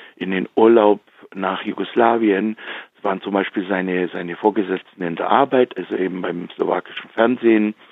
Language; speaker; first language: German; early bilingual, heritage; Slovak